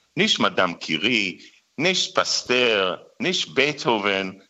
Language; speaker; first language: German; non-native, fluent; Hebrew